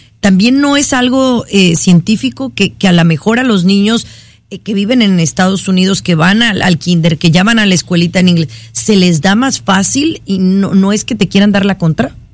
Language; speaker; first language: Spanish; native; Spanish